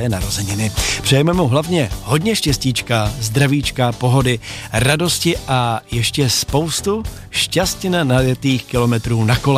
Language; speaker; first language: Czech; native; Czech